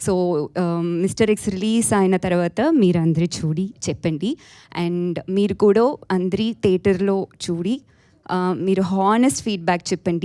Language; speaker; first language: Telugu; non-native, local second language; Tamil